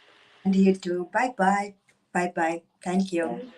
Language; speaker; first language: English; non-native, learner; Russian